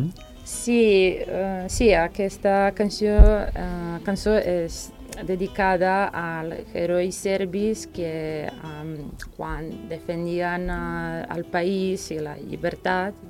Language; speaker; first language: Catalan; non-native, learner; Serbian